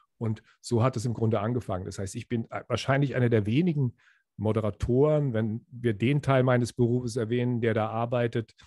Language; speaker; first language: German; native; German